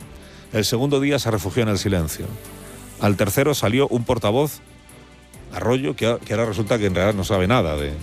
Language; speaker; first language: Spanish; native; Spanish